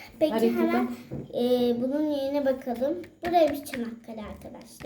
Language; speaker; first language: Turkish; native; Turkish